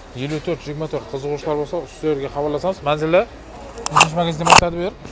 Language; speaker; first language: Uzbek; non-native, local second language; Kara-Kalpak